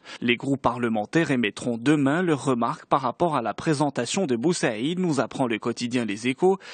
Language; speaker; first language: French; non-native, local second language; Arabic